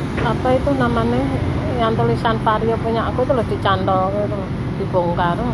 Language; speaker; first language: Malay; non-native, local second language; Javanese